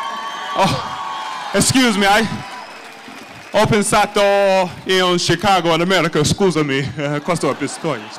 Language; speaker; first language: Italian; non-native, learner; English